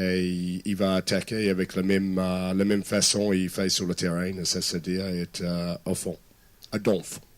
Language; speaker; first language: French; non-native, fluent; English